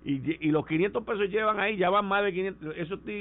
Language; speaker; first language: Spanish; native; Spanish